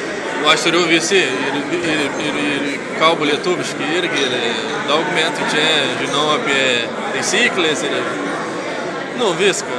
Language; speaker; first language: Lithuanian; non-native, learner; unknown